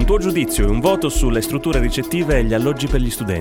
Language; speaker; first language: Italian; native; Italian